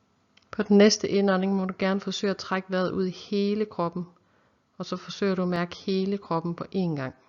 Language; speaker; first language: Danish; native; Danish